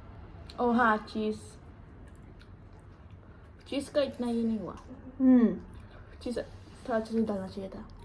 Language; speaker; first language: Hindi; non-native, local second language; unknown